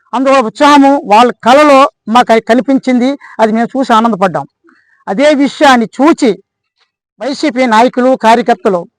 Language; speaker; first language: Telugu; native; Telugu